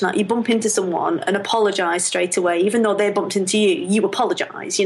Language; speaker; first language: English; native; English